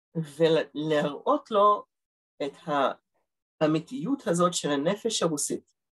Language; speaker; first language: Hebrew; early bilingual, other home language; Russian